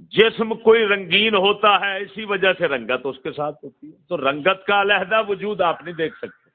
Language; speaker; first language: Urdu; non-native, local second language; Punjabi